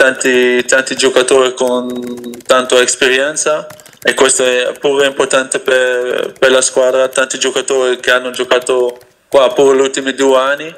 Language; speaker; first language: Italian; non-native, fluent; Dutch